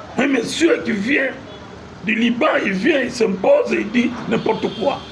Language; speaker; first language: French; non-native, local second language; Lingala